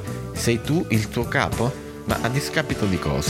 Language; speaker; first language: Italian; native; Italian